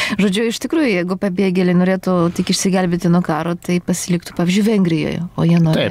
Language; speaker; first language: Lithuanian; non-native, local second language; Polish